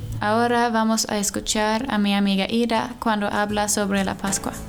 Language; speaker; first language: Spanish; non-native, learner; Swedish